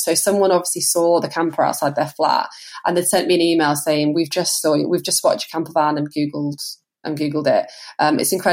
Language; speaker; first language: English; native; English